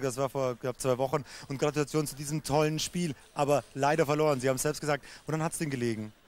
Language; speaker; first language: German; native; German